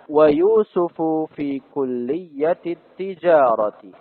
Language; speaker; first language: Arabic; non-native, fluent; Indonesian